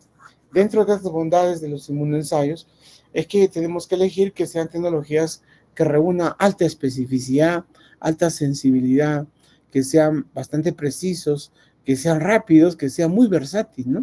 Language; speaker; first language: Spanish; native; Spanish